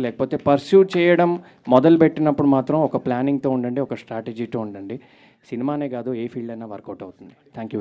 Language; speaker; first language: Telugu; native; Telugu